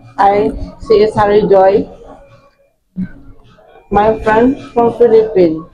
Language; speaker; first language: English; non-native, learner; Indonesian